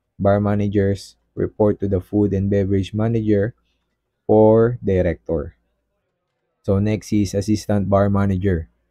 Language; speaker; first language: English; non-native, local second language; Filipino